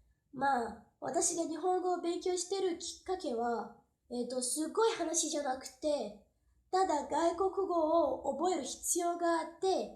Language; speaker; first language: Japanese; non-native, fluent; Portuguese